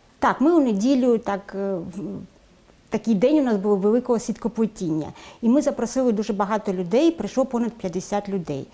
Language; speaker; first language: Ukrainian; native; Ukrainian